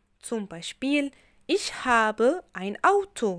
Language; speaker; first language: German; non-native, fluent; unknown